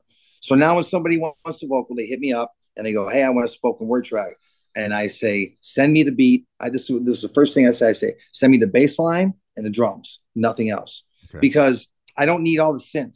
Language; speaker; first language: English; native; English